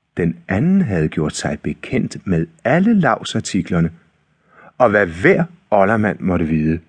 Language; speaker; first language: Danish; native; Danish